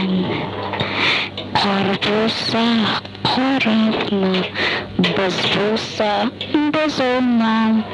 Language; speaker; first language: Russian; native; Russian